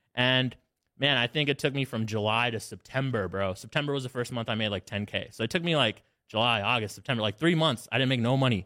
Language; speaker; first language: English; native; English